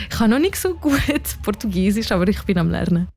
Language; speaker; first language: German; non-native, local second language; French